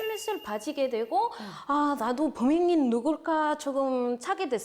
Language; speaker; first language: Korean; non-native, fluent; French